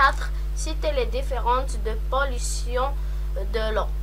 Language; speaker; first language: French; non-native, local second language; Arabic